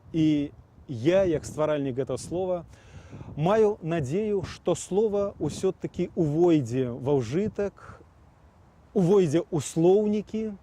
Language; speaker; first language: Belarusian; native; Belarusian